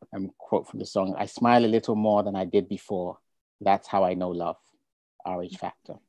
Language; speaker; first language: English; non-native, local second language; Ga